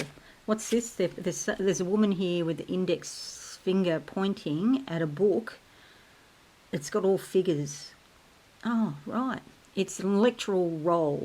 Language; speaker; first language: English; native; English